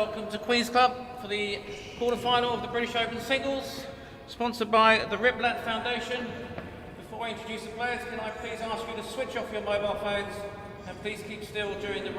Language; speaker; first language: English; native; English